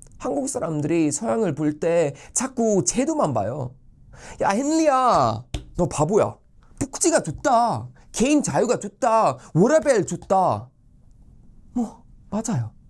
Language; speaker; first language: Korean; non-native, fluent; Swedish